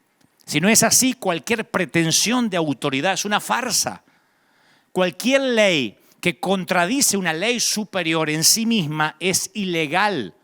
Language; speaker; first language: Spanish; native; Spanish